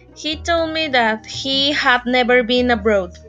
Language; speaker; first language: English; non-native, learner; Spanish